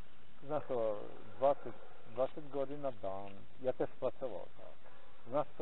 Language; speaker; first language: Polish; non-native, learner; Ukrainian